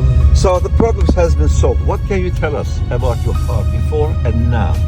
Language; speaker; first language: English; non-native, fluent; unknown